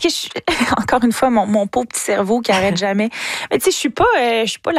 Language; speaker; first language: French; native; French